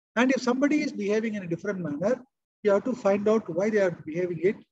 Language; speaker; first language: English; non-native, local second language; Kannada